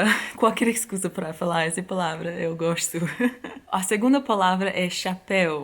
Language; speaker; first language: Portuguese; non-native, fluent; English